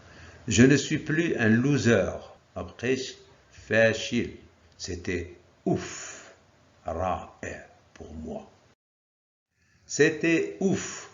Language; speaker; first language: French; non-native, local second language; Arabic